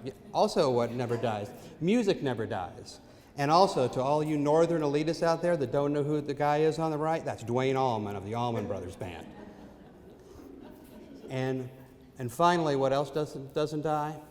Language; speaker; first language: English; native; English